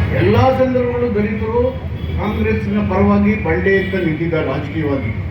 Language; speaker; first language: Kannada; native; Kannada